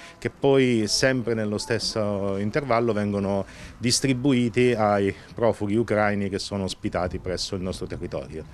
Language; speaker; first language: Italian; native; Italian